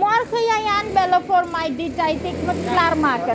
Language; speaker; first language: Dutch; non-native, learner; Hindi